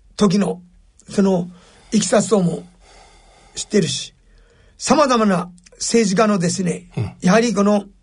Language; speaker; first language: Japanese; native; Japanese